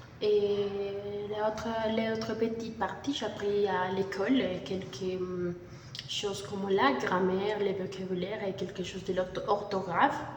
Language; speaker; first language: French; non-native, learner; Spanish